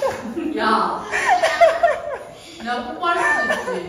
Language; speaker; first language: Korean; native; Korean